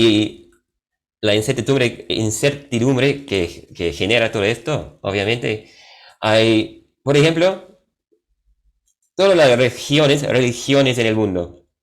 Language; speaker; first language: Spanish; non-native, fluent; English